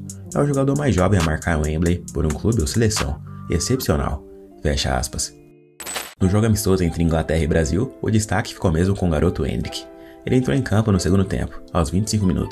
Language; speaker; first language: Portuguese; native; Portuguese